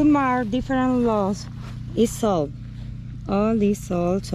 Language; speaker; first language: English; non-native, learner; Spanish